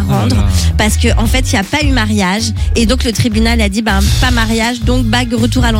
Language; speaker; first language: French; native; French